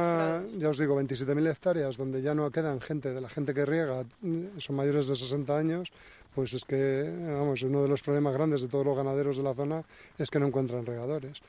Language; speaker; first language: Spanish; native; Spanish